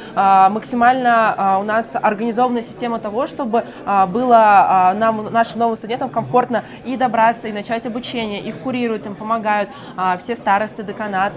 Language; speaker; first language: Russian; native; Russian